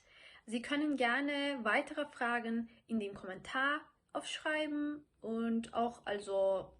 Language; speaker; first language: German; non-native, fluent; Turkish